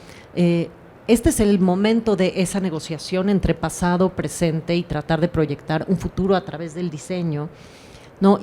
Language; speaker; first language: Spanish; native; Spanish